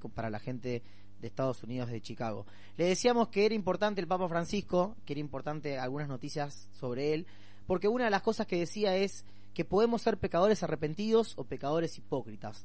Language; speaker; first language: Spanish; native; Spanish